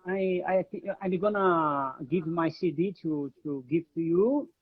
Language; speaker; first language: English; non-native, learner; Portuguese